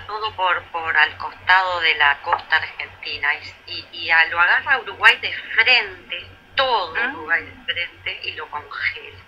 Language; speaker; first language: Spanish; native; Spanish